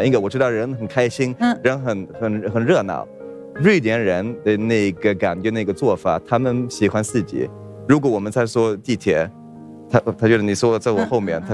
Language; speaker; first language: Chinese; non-native, fluent; Swedish